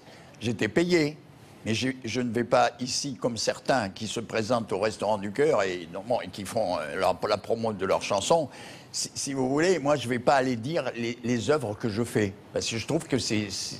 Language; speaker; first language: French; native; French